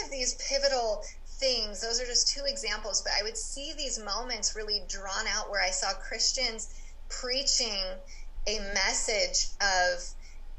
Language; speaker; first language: English; native; English